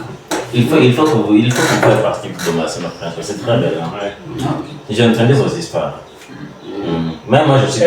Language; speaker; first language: French; non-native, learner; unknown